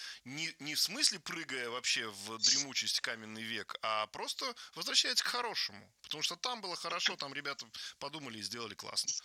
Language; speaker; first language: Russian; native; Russian